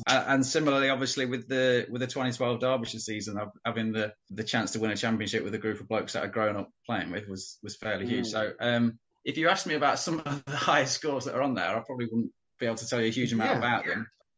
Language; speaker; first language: English; native; English